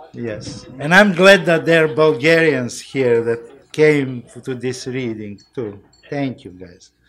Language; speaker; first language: English; non-native, fluent; Bulgarian